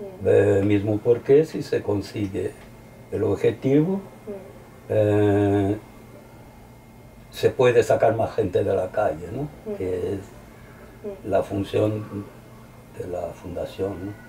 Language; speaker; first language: Spanish; early bilingual, heritage; Spanish